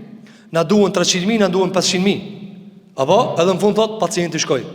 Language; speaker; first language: Albanian; native; Albanian